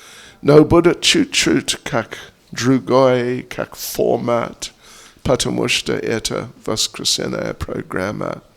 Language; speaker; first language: Russian; non-native, learner; English